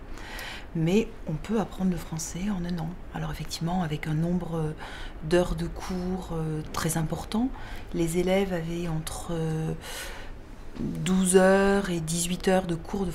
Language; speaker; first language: French; native; French